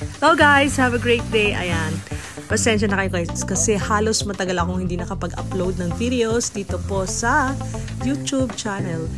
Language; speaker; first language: Filipino; native; Filipino